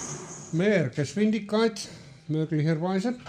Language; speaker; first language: German; non-native, learner; Finnish